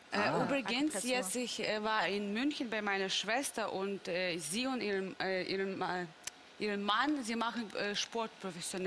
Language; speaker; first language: German; non-native, fluent; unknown